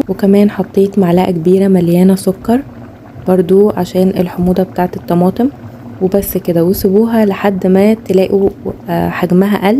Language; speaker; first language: Arabic; native; Arabic